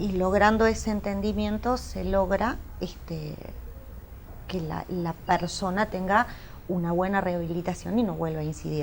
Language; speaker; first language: Spanish; native; Spanish